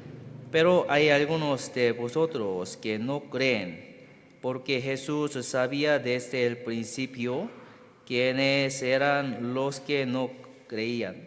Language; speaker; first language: Spanish; non-native, fluent; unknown